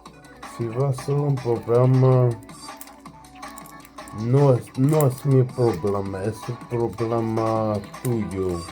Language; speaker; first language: Spanish; non-native, learner; English